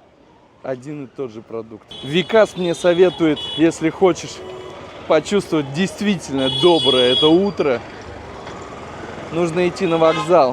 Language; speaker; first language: Russian; native; Russian